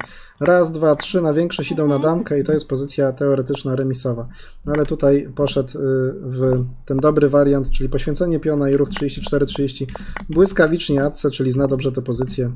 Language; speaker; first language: Polish; native; Polish